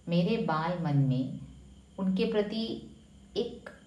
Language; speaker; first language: Hindi; non-native, local second language; Malayalam